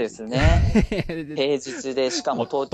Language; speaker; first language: Japanese; native; Japanese